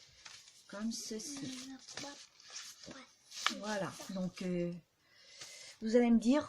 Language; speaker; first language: French; native; French